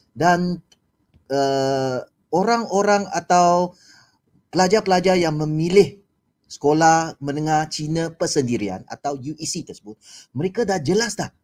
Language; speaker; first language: Malay; non-native, local second language; Chinese